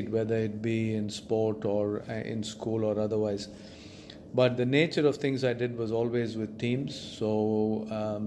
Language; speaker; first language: English; non-native, local second language; Tamil